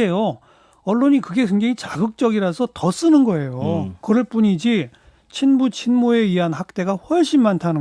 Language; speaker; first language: Korean; native; Korean